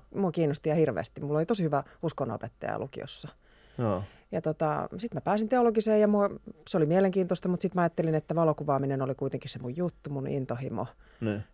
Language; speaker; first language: Finnish; native; Finnish